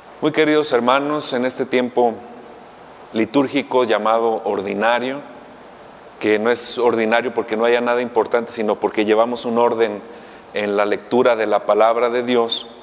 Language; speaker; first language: Spanish; native; Spanish